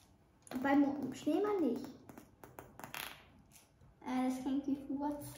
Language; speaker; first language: German; early bilingual, other home language; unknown